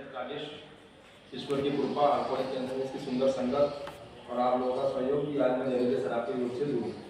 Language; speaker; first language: Hindi; non-native, local second language; Marathi